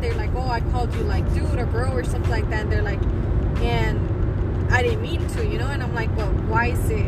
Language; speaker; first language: English; early bilingual, other home language; Spanish